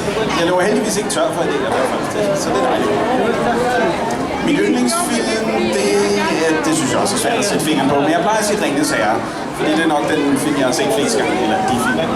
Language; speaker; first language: Danish; native; Danish